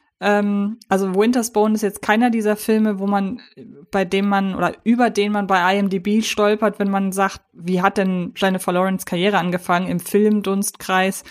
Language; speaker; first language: German; native; German